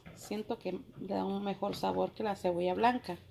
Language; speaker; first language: Spanish; native; Spanish